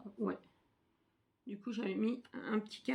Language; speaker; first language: French; native; French